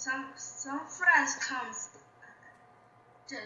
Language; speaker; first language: English; non-native, learner; Chinese